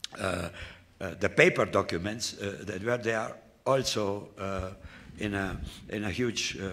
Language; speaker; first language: English; non-native, fluent; Romanian